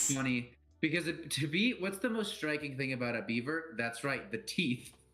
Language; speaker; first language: English; native; English